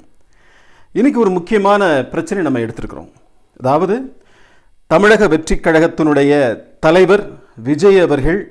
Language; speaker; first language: Tamil; native; Tamil